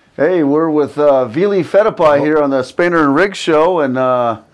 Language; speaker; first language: English; native; English